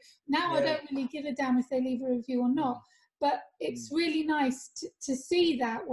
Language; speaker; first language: English; native; English